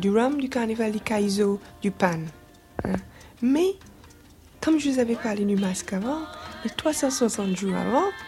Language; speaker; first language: French; non-native, fluent; English